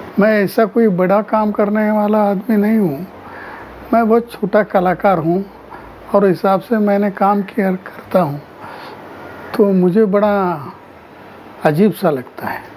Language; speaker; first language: Hindi; non-native, local second language; Marathi